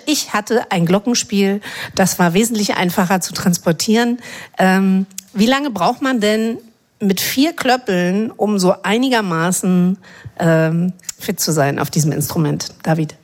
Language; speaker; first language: German; native; German